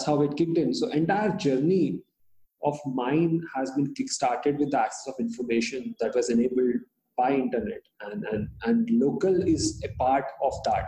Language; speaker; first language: English; non-native, local second language; Hindi